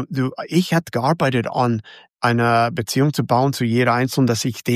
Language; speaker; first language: German; non-native, fluent; English